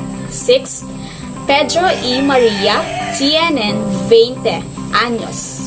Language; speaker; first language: Spanish; non-native, learner; Filipino